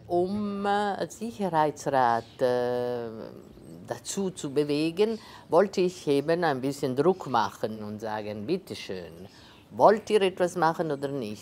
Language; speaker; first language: German; non-native, local second language; Italian